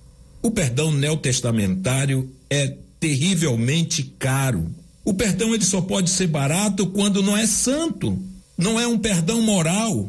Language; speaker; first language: Portuguese; native; Portuguese